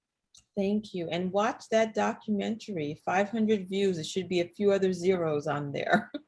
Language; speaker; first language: English; native; English